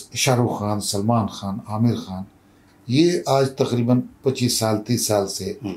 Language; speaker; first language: Hindi; native; Hindi